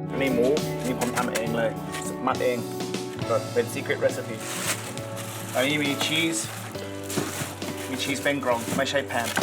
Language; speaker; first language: Thai; non-native, learner; English